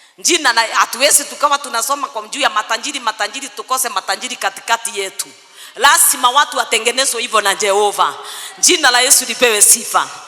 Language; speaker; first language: Swahili; non-native, local second language; Kikuyu